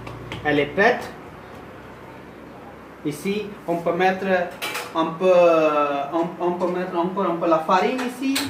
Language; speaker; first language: French; non-native, fluent; Hindi